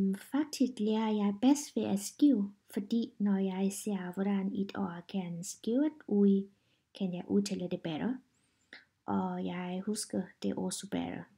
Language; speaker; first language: Danish; non-native, learner; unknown